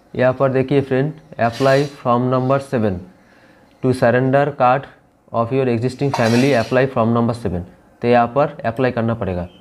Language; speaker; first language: Hindi; non-native, local second language; Bangla